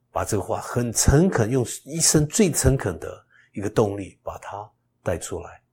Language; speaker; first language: Chinese; early bilingual, heritage; Chinese